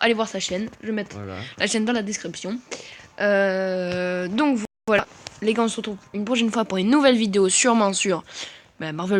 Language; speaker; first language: French; native; French